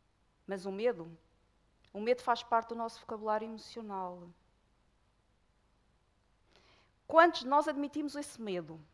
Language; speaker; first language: Portuguese; native; Portuguese